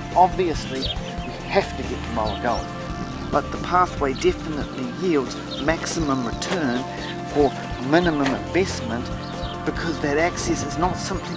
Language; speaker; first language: English; native; English